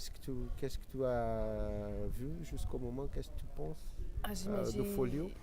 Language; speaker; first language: French; non-native, learner; Portuguese